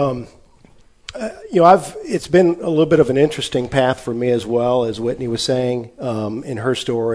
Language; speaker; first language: English; native; English